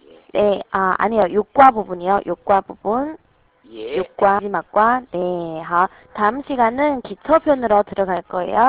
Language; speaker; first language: Korean; non-native, fluent; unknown